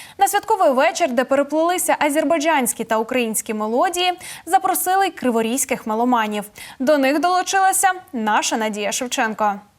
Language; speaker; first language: Ukrainian; native; Ukrainian